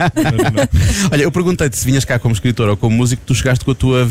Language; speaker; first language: Portuguese; native; Portuguese